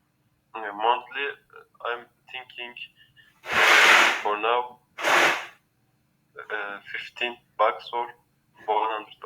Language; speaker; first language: English; non-native, learner; Turkish